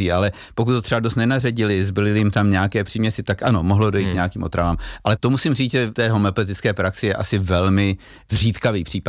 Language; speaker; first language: Czech; native; Czech